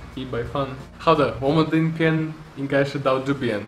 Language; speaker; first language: Chinese; non-native, learner; Russian